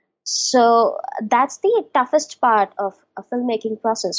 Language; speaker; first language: English; non-native, local second language; Hindi